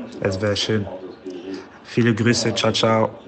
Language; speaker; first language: German; native; German